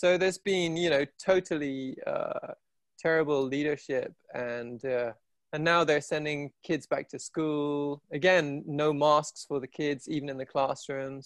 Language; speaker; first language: English; native; English